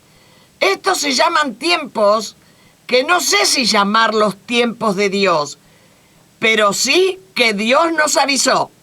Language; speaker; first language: Spanish; native; Spanish